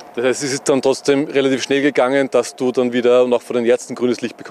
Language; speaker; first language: German; native; German